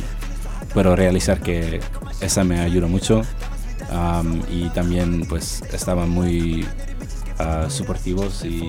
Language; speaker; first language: Spanish; early bilingual, heritage; Spanish